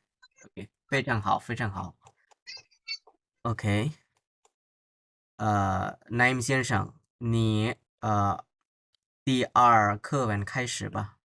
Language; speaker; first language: Chinese; non-native, fluent; Bangla